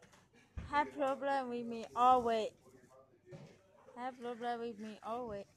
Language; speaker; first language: English; non-native, learner; Thai